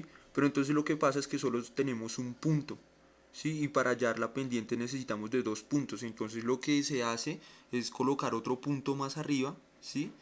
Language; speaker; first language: Spanish; native; Spanish